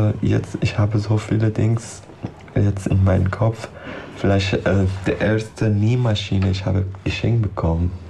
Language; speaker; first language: German; non-native, learner; Persian